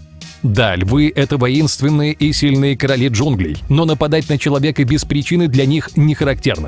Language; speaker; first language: Russian; native; Russian